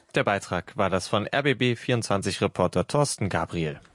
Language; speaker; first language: German; native; German